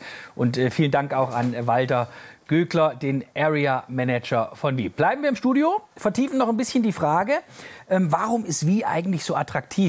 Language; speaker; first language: German; native; German